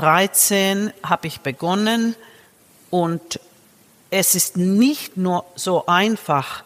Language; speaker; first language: German; non-native, fluent; Finnish